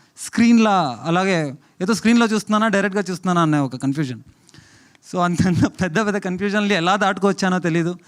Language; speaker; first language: Telugu; native; Telugu